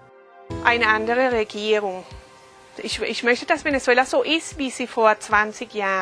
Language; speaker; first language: German; early bilingual, heritage; German